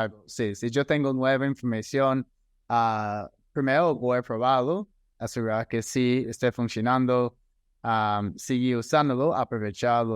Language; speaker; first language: Spanish; non-native, fluent; English